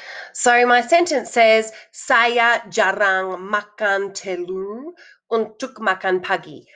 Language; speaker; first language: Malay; non-native, fluent; English